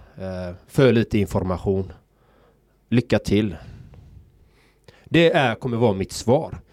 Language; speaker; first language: Swedish; native; Swedish